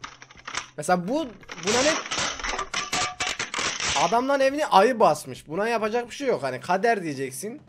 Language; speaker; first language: Turkish; native; Turkish